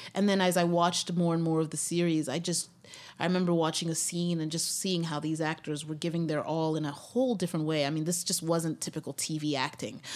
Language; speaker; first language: English; native; English